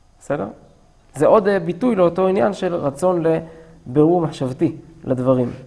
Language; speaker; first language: Hebrew; native; Hebrew